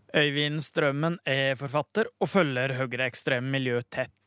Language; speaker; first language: Norwegian; native; Norwegian